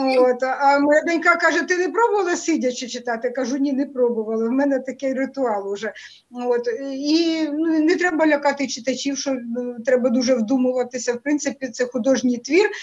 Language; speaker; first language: Ukrainian; native; Ukrainian